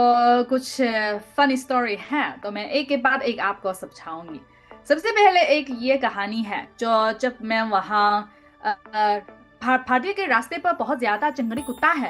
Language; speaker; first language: Hindi; non-native, learner; Chinese